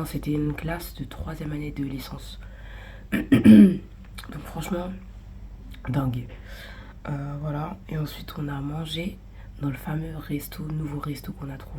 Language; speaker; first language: French; native; French